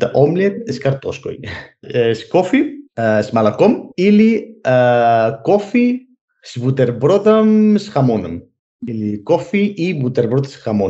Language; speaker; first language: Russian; non-native, learner; Spanish